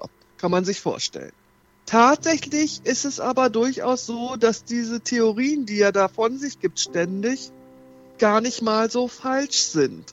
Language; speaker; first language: German; native; German